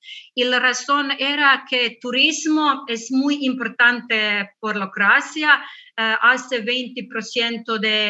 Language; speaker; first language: Spanish; non-native, learner; Croatian